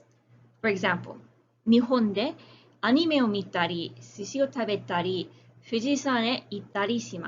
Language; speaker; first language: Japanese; non-native, fluent; English